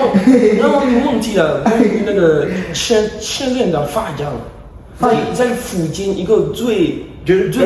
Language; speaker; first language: Chinese; non-native, learner; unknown